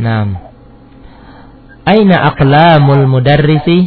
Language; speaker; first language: Arabic; non-native, fluent; Indonesian